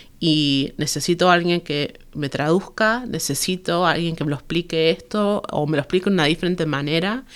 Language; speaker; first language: Spanish; early bilingual, heritage; Spanish